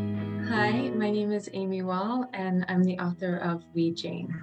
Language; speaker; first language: English; native; English